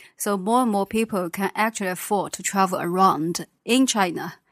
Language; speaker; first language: English; non-native, fluent; Chinese